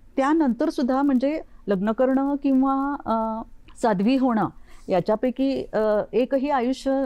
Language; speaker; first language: Marathi; native; Marathi